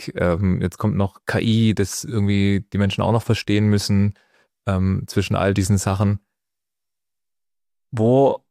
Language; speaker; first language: German; native; German